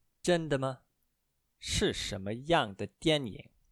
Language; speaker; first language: Chinese; non-native, learner; English